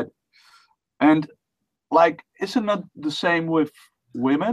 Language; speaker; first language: English; non-native, fluent; Dutch